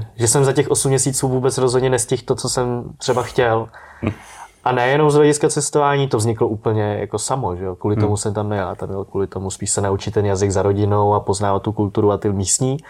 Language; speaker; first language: Czech; native; Czech